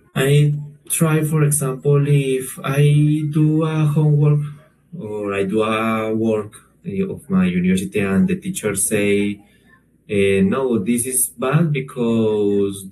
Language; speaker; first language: English; non-native, learner; Spanish